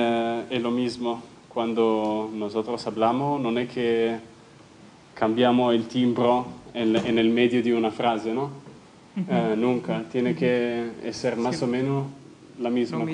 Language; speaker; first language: Spanish; non-native, fluent; Italian